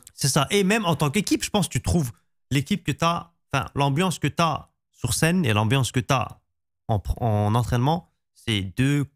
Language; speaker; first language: French; native; French